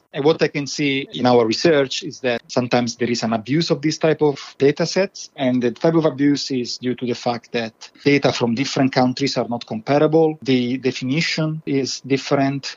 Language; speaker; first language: English; non-native, fluent; Italian